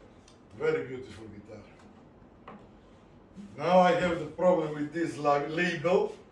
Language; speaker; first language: English; non-native, learner; Italian